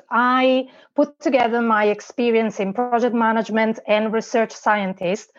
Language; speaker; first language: English; non-native, fluent; Italian